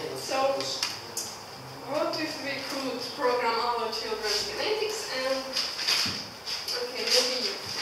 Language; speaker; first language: English; non-native, learner; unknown